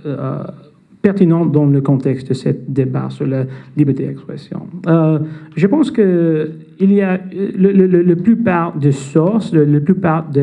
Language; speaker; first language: French; non-native, fluent; English